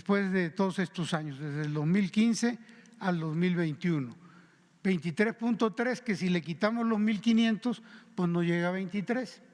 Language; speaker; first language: Spanish; native; Spanish